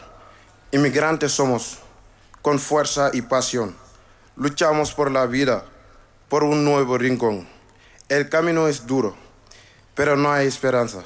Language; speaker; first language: Spanish; non-native, learner; Wolof